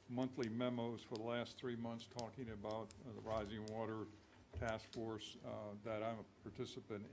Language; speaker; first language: English; native; English